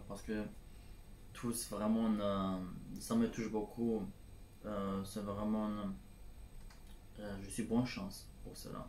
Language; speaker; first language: French; non-native, learner; Turkish